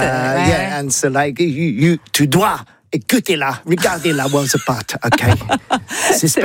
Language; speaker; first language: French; non-native, learner; English